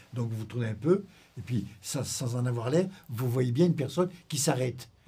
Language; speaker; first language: French; native; French